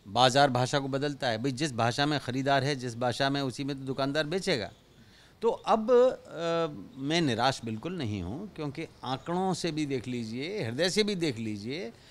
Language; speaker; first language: Hindi; native; Hindi